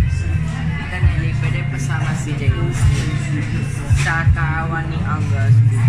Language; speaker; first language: Filipino; non-native, learner; English